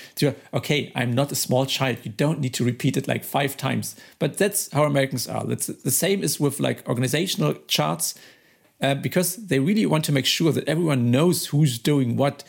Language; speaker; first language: English; non-native, fluent; German